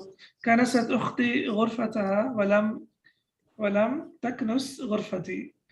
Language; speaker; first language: Arabic; non-native, fluent; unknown